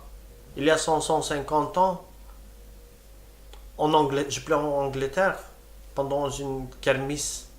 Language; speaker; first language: French; non-native, fluent; Romany